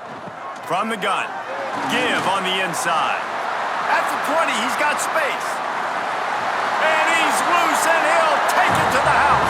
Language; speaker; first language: English; native; English